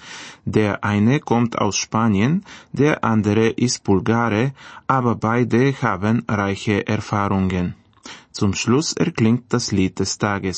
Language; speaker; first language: German; non-native, fluent; Bulgarian